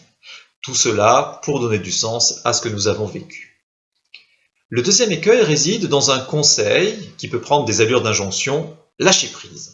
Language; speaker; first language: French; native; French